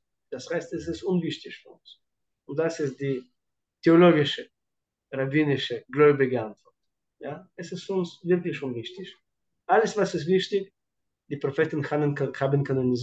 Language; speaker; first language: German; non-native, fluent; Russian